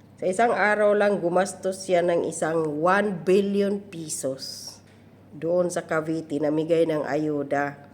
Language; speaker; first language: Filipino; non-native, local second language; Cebuano